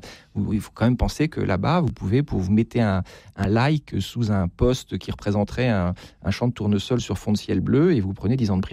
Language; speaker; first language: French; native; French